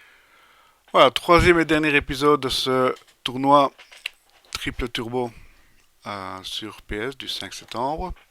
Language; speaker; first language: French; native; French